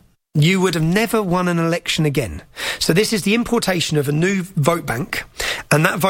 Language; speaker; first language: English; native; English